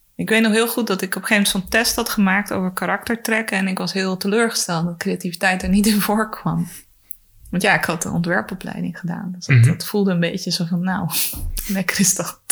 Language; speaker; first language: Dutch; early bilingual, other home language; Spanish